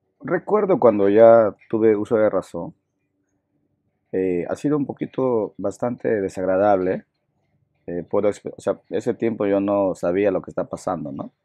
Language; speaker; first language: Spanish; non-native, local second language; Shipibo-Conibo